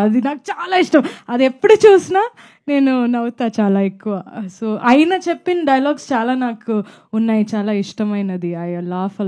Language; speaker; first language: Telugu; non-native, fluent; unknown